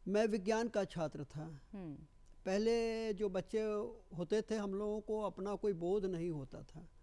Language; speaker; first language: Hindi; native; Hindi